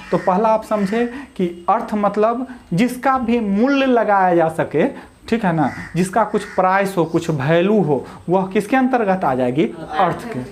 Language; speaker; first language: Hindi; native; Hindi